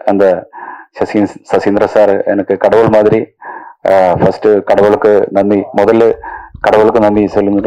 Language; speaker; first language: Tamil; non-native, learner; Malayalam